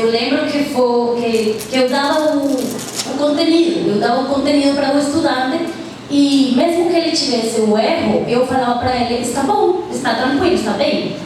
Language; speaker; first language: Portuguese; non-native, fluent; Spanish